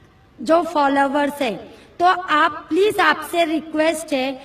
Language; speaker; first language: Hindi; non-native, local second language; Marathi